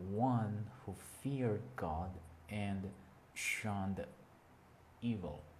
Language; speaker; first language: English; non-native, local second language; Filipino